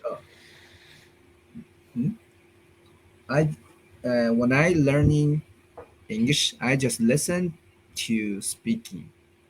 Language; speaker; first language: English; non-native, learner; Chinese